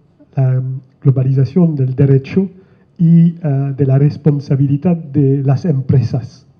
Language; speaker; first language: Spanish; non-native, learner; French